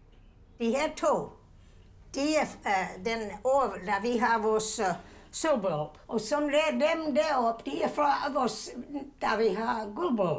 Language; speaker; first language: Danish; early bilingual, heritage; English